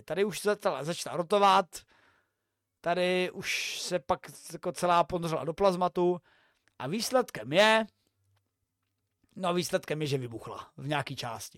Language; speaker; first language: Czech; native; Czech